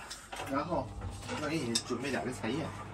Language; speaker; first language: Chinese; native; Chinese